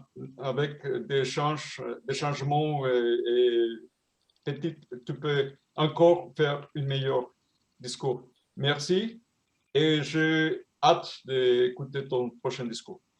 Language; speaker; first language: French; non-native, fluent; Spanish